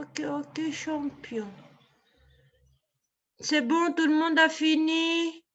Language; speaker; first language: French; non-native, local second language; Arabic